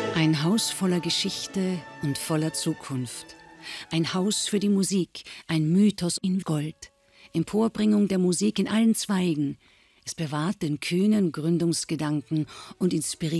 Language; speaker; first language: German; native; German